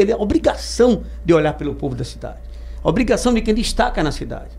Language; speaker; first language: Portuguese; native; Portuguese